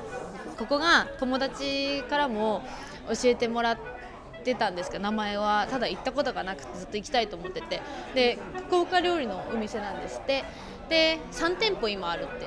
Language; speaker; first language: Japanese; native; Japanese